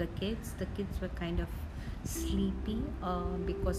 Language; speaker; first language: English; non-native, local second language; Malayalam